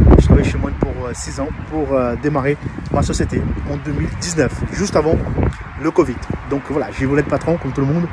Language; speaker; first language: French; non-native, fluent; Portuguese